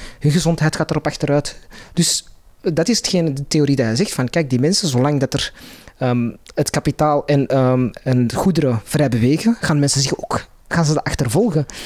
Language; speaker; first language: Dutch; non-native, local second language; Arabic